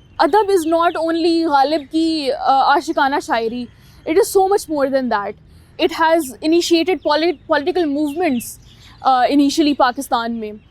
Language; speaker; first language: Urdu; native; Urdu